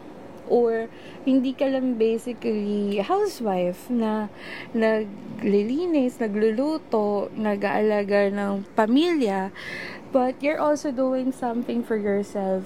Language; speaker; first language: English; non-native, local second language; Filipino